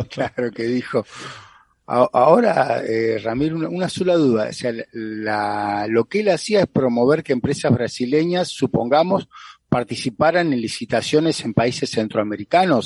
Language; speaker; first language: Spanish; native; Spanish